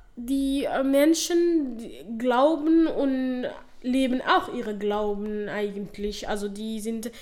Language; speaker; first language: German; non-native, fluent; Somali